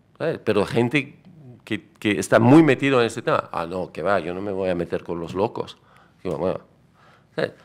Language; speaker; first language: Spanish; non-native, fluent; French